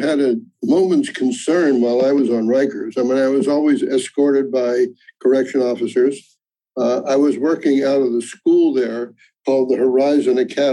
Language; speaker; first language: English; native; English